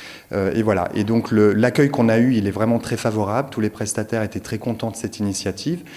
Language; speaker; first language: French; native; French